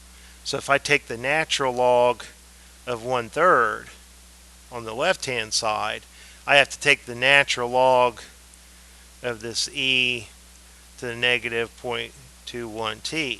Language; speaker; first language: English; native; English